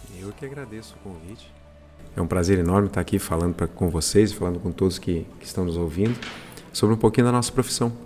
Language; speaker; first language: Portuguese; native; Portuguese